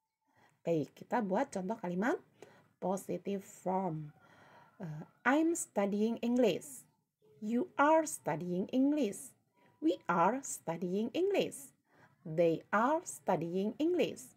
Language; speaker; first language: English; non-native, learner; Indonesian